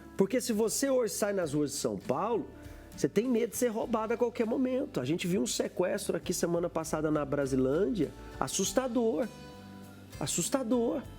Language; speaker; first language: Portuguese; native; Portuguese